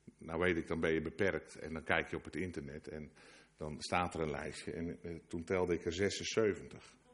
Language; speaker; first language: Dutch; native; Dutch